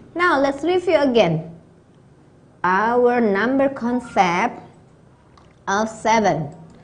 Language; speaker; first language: English; non-native, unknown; Indonesian